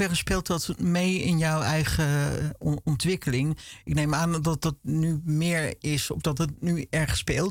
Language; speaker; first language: Dutch; native; Dutch